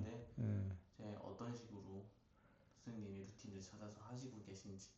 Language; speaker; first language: Korean; native; Korean